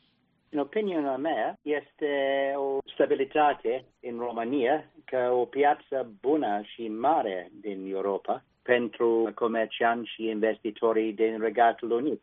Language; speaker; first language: Romanian; non-native, fluent; English